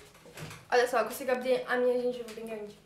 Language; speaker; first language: Portuguese; native; Portuguese